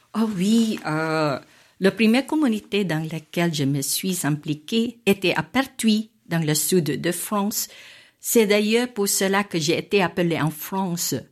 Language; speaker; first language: French; non-native, fluent; Filipino